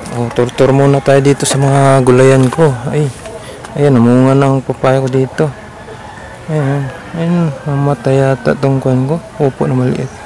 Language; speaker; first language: Filipino; non-native, local second language; Cebuano